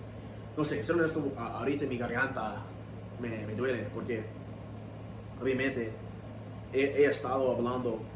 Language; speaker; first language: Spanish; non-native, learner; English